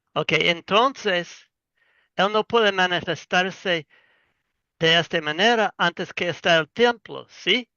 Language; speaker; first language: Spanish; non-native, learner; English